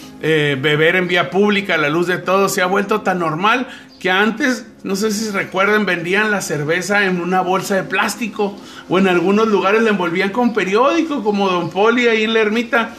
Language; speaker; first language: Spanish; native; Spanish